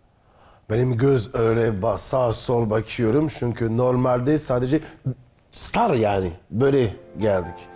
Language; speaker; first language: Turkish; non-native, learner; French